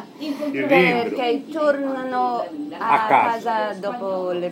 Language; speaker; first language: Italian; non-native, learner; English